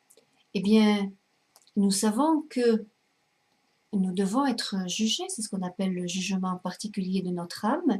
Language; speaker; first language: French; native; French